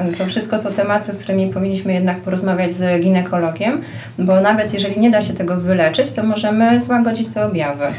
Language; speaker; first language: Polish; native; Polish